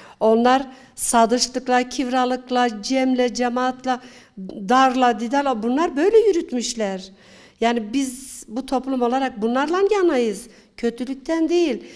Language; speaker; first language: Turkish; non-native, local second language; Zaza